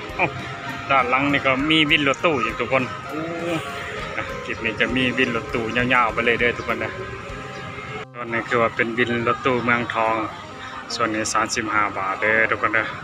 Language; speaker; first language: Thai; non-native, local second language; Lao